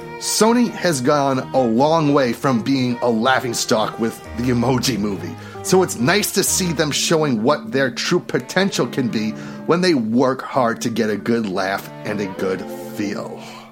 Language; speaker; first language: English; native; English